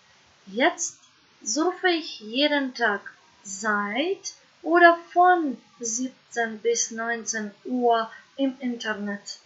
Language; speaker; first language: German; non-native, fluent; Macedonian